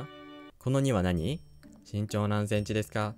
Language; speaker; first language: Japanese; native; Japanese